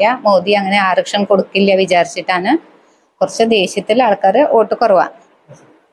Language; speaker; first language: Malayalam; non-native, fluent; Marathi